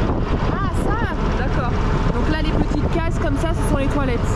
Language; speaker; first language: French; native; French